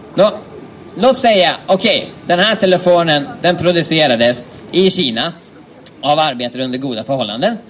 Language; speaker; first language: Swedish; native; Swedish